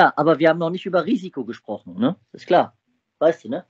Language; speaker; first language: German; native; German